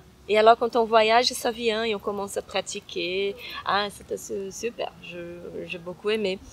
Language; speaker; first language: French; non-native, fluent; Portuguese